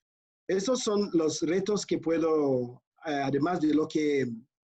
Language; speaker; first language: Spanish; non-native, fluent; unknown